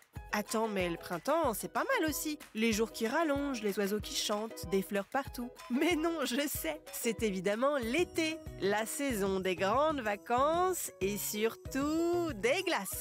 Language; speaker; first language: French; native; French